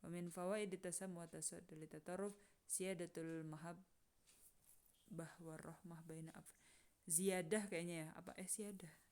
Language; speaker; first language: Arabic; non-native, fluent; Indonesian